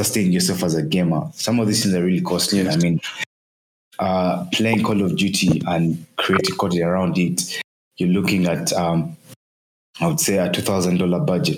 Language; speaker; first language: English; non-native, local second language; Ganda